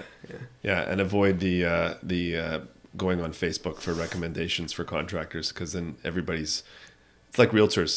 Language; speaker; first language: English; native; English